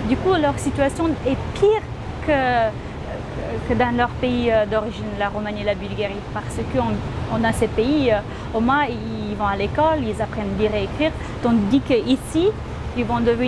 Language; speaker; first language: French; non-native, fluent; Romanian